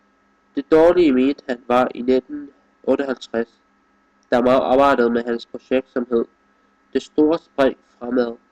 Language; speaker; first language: Danish; non-native, fluent; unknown